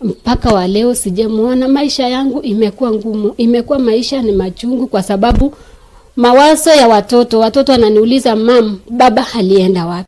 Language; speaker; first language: Swahili; non-native, local second language; Kalenjin